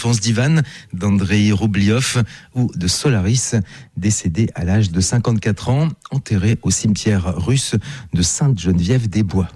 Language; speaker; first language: French; native; French